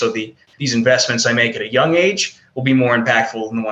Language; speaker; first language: English; native; English